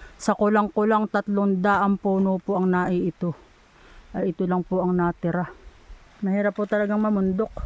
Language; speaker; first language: Filipino; native; Filipino